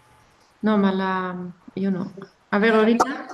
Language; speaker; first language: Spanish; native; Spanish